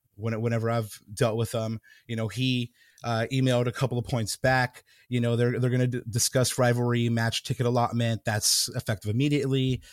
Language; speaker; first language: English; early bilingual, other home language; Spanish